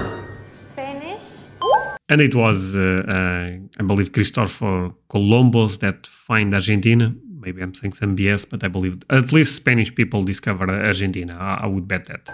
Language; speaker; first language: English; non-native, fluent; Portuguese